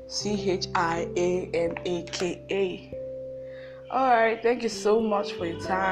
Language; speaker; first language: English; non-native, local second language; Igbo